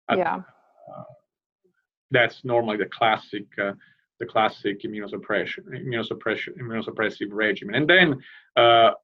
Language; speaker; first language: English; non-native, fluent; Italian